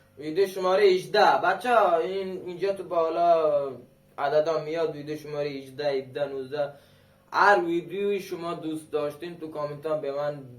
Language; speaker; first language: Persian; non-native, local second language; Baluchi